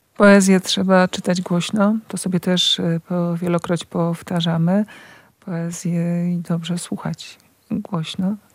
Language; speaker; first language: Polish; native; Polish